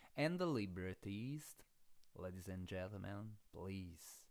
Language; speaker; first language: English; non-native, fluent; Italian